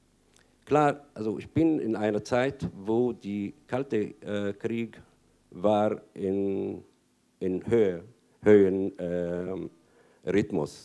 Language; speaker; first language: German; non-native, fluent; Arabic